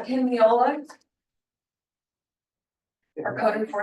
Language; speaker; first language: English; native; English